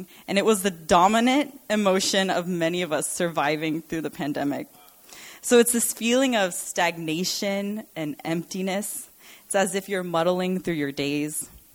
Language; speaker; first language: English; native; English